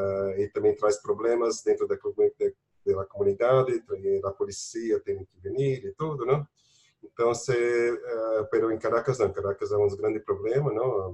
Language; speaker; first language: Spanish; non-native, learner; Portuguese